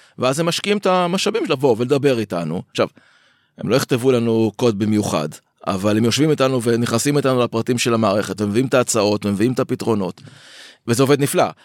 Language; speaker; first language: Hebrew; native; Hebrew